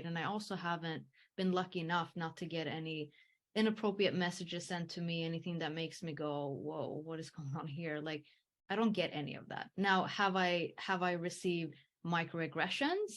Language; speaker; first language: English; early bilingual, heritage; English